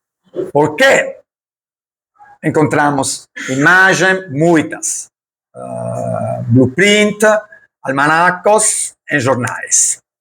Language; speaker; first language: Portuguese; non-native, learner; Italian